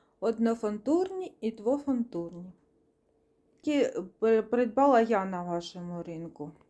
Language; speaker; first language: Ukrainian; non-native, local second language; Russian